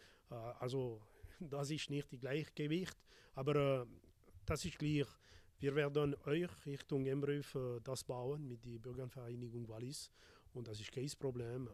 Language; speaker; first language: German; non-native, local second language; French